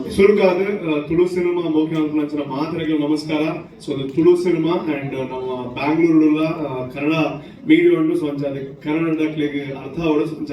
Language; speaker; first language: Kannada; non-native, local second language; Tulu